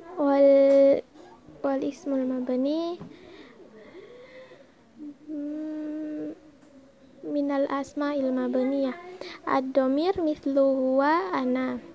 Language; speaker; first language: Arabic; non-native, learner; Indonesian